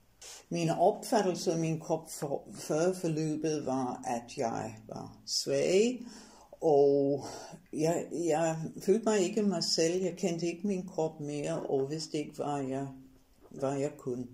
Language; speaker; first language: Danish; non-native, fluent; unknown